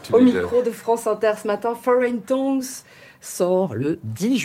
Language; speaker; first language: French; native; French